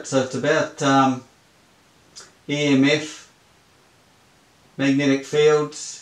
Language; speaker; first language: English; native; English